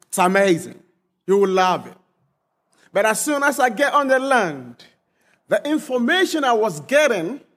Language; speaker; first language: English; non-native, local second language; Akan